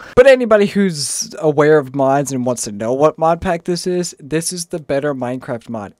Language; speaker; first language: English; native; English